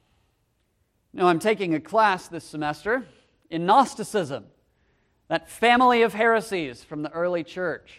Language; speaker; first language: English; native; English